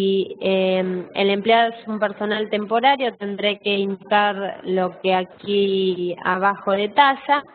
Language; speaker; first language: Spanish; native; Spanish